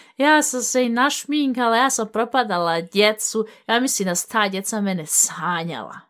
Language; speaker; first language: Bosnian; early bilingual, heritage; Bosnian